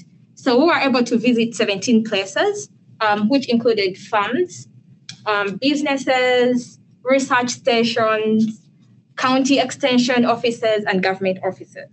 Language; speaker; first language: English; non-native, local second language; Ganda